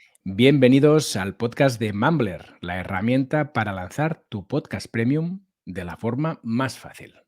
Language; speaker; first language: Spanish; native; Spanish